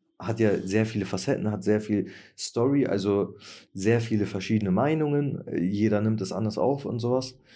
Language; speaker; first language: German; early bilingual, other home language; Turkish